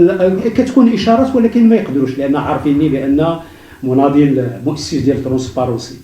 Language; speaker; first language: Arabic; native; Arabic